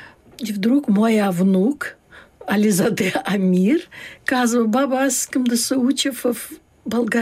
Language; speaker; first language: Bulgarian; early bilingual, heritage; Bulgarian